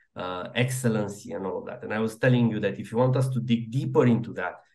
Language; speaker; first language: English; non-native, fluent; Romanian